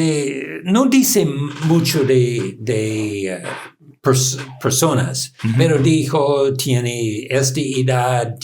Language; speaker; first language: Spanish; non-native, learner; English